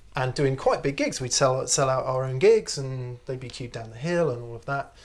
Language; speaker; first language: English; native; English